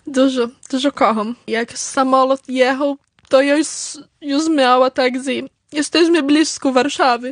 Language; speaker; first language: Polish; early bilingual, heritage; Polish